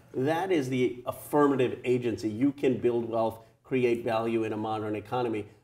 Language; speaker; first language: English; native; English